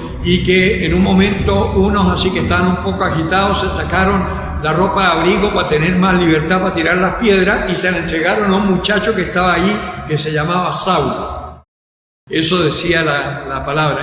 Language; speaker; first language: Spanish; native; Spanish